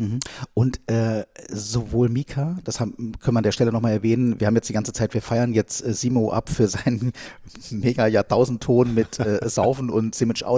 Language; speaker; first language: German; native; German